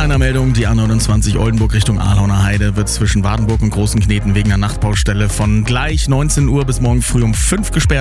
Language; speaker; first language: German; native; German